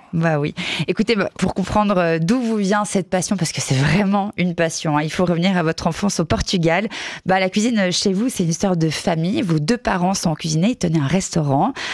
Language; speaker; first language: French; native; French